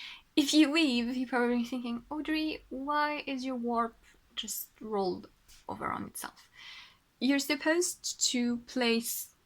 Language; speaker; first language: English; non-native, fluent; French